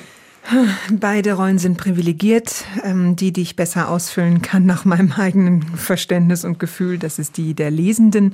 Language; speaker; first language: German; native; German